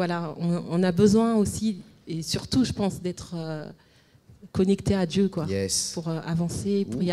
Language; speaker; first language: French; native; French